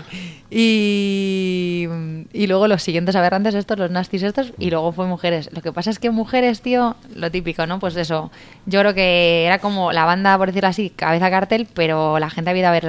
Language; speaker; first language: Spanish; native; Spanish